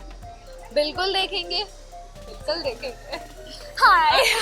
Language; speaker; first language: Hindi; native; Hindi